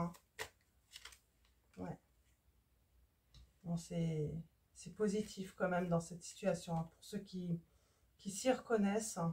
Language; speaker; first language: French; native; French